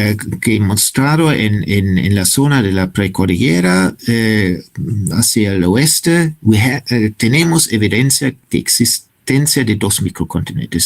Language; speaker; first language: Spanish; non-native, fluent; German